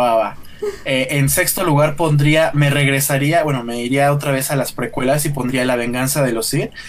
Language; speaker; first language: Spanish; native; Spanish